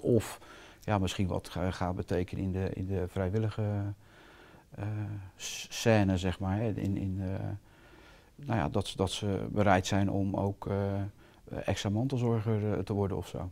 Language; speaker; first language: Dutch; native; Dutch